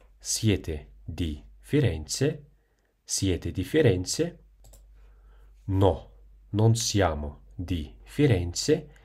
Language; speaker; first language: Italian; non-native, fluent; Russian